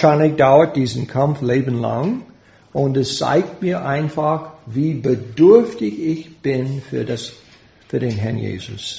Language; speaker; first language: German; non-native, fluent; English